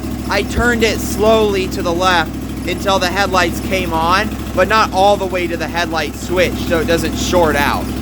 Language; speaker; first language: English; native; English